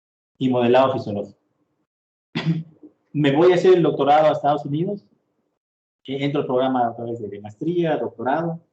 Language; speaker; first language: Spanish; native; Spanish